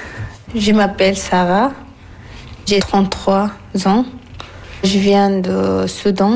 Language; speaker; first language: French; non-native, learner; Arabic